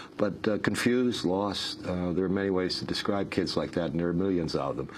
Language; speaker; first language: English; native; English